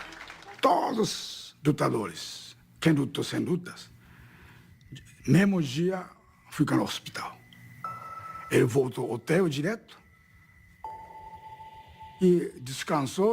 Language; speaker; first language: Portuguese; non-native, learner; Japanese